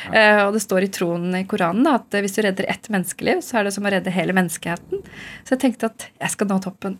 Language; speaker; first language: Norwegian; non-native, local second language; Urdu